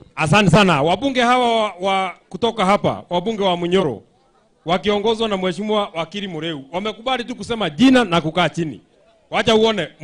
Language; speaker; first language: Swahili; non-native, local second language; Kikuyu